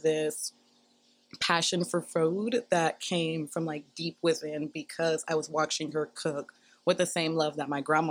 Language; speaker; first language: English; native; English